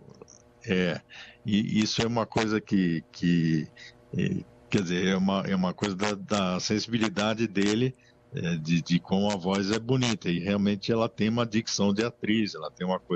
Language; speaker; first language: Portuguese; native; Portuguese